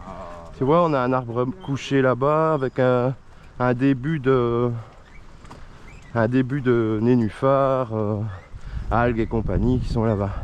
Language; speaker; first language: French; native; French